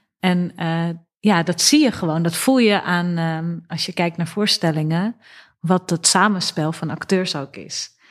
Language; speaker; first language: Dutch; early bilingual, other home language; Persian